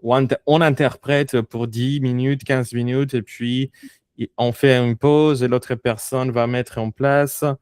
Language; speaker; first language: French; non-native, fluent; Spanish